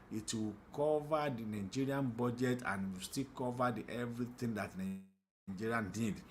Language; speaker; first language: English; non-native, local second language; Yoruba